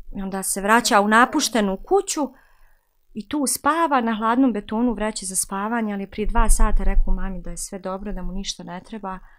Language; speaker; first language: Bosnian; native; Bosnian